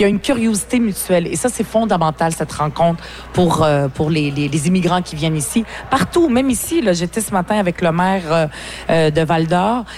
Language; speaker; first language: French; early bilingual, other home language; Arabic